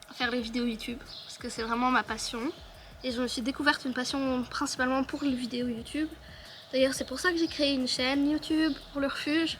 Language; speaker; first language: French; native; French